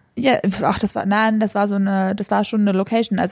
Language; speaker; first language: German; native; German